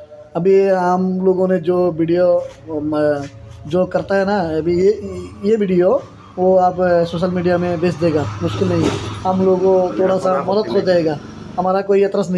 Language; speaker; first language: Hindi; non-native, fluent; Bangla